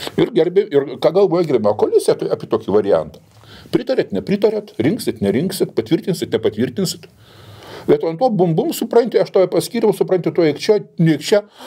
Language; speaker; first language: Lithuanian; native; Lithuanian